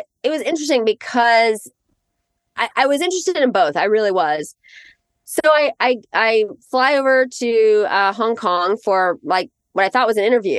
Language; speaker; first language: English; native; English